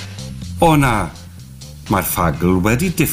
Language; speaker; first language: Welsh; native; Welsh